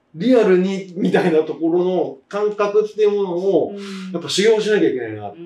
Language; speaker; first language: Japanese; native; Japanese